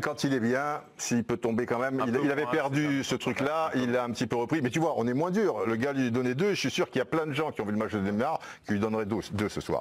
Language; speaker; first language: French; native; French